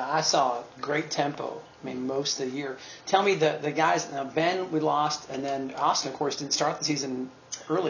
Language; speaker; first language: English; native; English